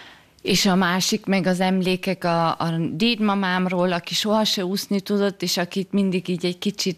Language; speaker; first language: Hungarian; early bilingual, heritage; Hungarian